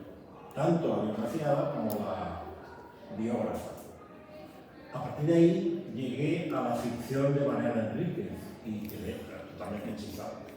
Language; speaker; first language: Spanish; native; Spanish